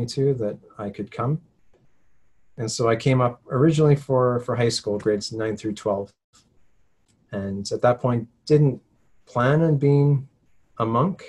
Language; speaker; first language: English; native; English